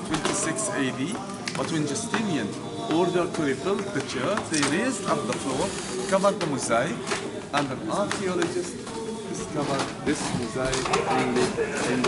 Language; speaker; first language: English; non-native, fluent; Arabic